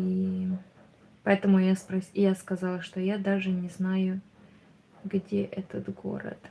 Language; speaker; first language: Russian; non-native, learner; Romanian